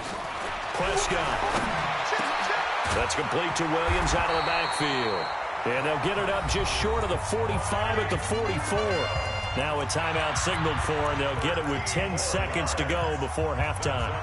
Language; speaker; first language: English; native; English